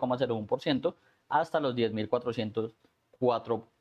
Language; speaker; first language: Spanish; native; Spanish